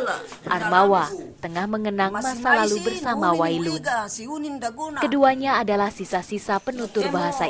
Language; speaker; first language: Indonesian; native; Indonesian